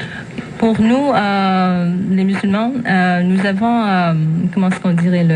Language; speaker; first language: French; non-native, fluent; English